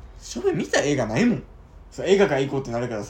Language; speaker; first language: Japanese; native; Japanese